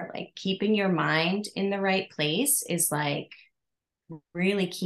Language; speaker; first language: English; native; English